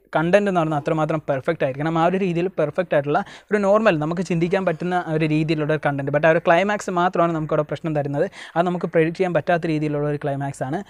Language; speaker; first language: Malayalam; native; Malayalam